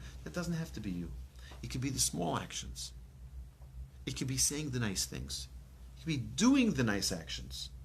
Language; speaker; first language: English; native; English